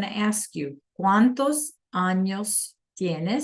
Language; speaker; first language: Spanish; non-native, fluent; English